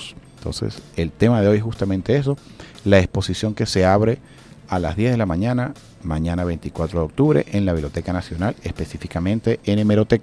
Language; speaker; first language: Spanish; native; Spanish